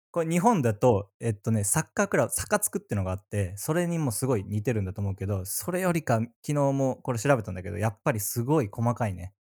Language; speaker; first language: Japanese; native; Japanese